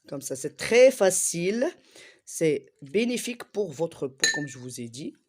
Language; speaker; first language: French; non-native, local second language; Arabic